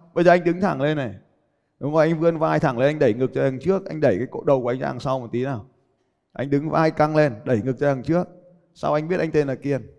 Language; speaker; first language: Vietnamese; native; Vietnamese